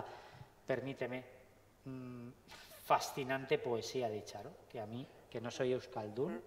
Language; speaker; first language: Spanish; native; Spanish